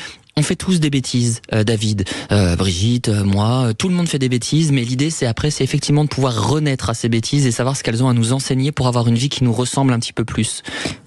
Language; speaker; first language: French; native; French